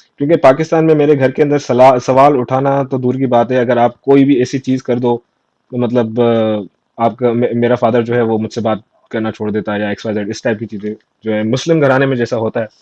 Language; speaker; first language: Urdu; non-native, local second language; Sindhi